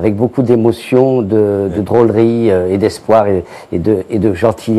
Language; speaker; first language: French; native; French